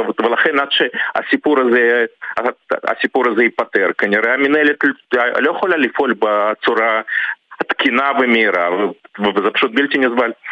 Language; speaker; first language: Hebrew; early bilingual, other home language; Russian